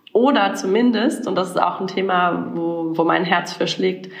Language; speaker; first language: German; native; German